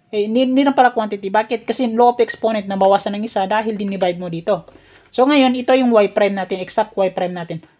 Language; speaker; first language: Filipino; native; Filipino